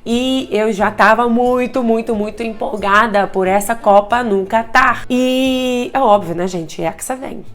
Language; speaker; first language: Portuguese; non-native, fluent; Russian